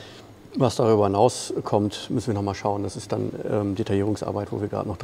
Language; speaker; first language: German; native; German